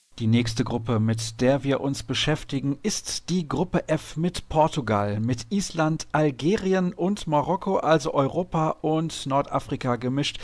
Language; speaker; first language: German; native; German